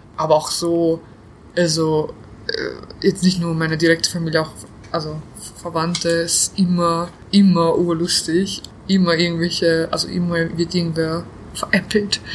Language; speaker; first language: German; early bilingual, other home language; Bosnian